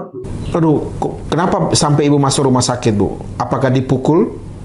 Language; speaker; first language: Indonesian; native; Indonesian